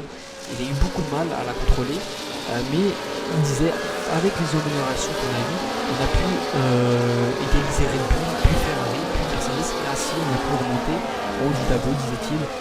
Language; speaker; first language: French; native; French